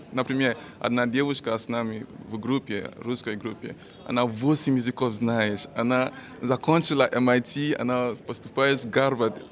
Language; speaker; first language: Russian; non-native, fluent; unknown